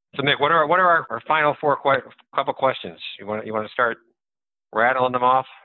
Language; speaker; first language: English; native; English